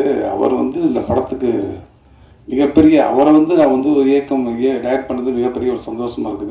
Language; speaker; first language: Tamil; native; Tamil